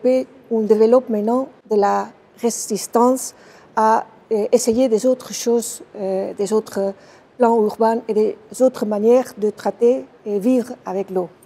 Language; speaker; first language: French; non-native, fluent; Dutch